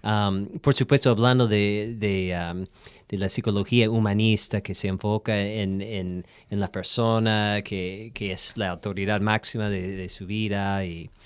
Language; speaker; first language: Spanish; non-native, fluent; English